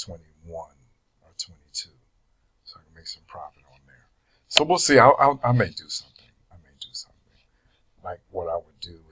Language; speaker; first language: English; native; English